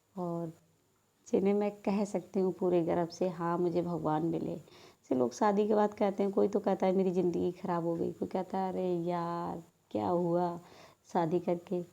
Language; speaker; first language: Hindi; non-native, local second language; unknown